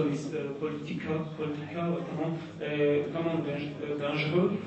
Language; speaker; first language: French; non-native, learner; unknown